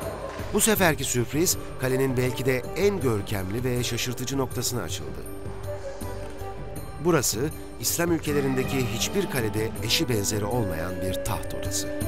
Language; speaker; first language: Turkish; native; Turkish